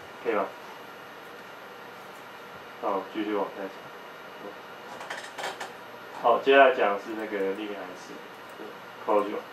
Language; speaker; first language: Chinese; native; Chinese